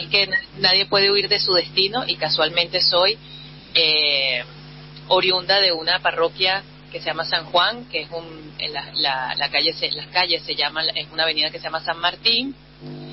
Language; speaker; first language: Spanish; native; Spanish